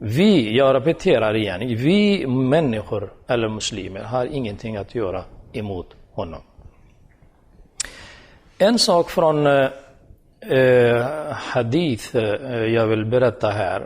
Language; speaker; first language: Swedish; non-native, fluent; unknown